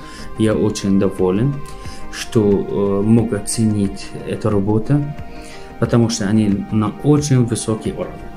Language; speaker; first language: Russian; non-native, fluent; Arabic